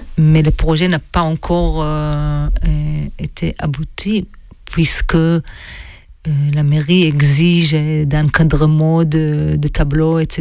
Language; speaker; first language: French; native; French